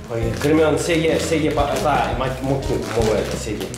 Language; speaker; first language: Korean; non-native, fluent; Russian